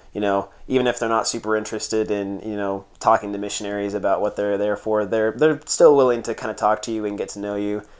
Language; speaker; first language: English; native; English